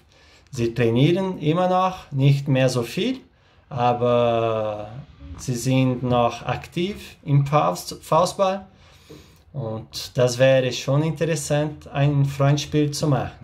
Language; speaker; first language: German; non-native, learner; Portuguese